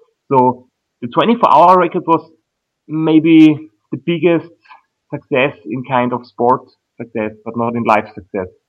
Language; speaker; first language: English; non-native, fluent; German